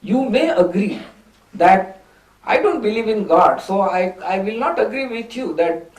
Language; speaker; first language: English; non-native, local second language; Hindi